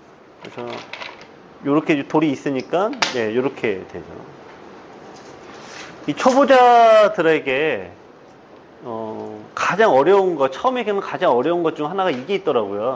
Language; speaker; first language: Korean; native; Korean